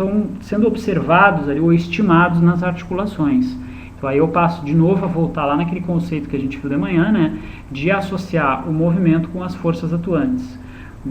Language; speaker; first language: Portuguese; native; Portuguese